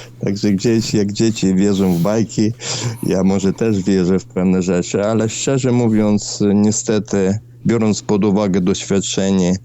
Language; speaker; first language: Polish; non-native, fluent; Ukrainian